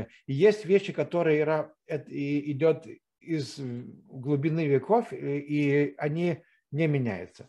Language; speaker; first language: Russian; non-native, fluent; Lithuanian